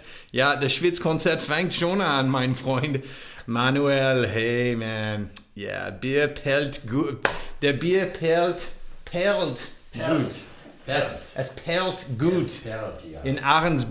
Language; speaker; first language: German; non-native, learner; English